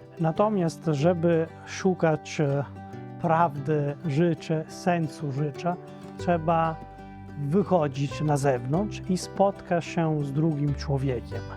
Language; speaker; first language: Polish; non-native, fluent; Italian